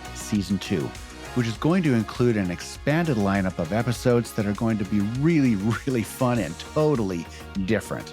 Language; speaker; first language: English; native; English